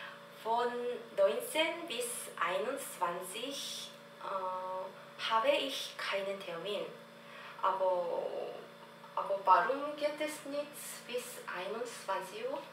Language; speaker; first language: German; non-native, learner; Korean